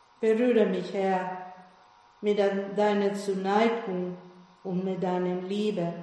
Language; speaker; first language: German; non-native, fluent; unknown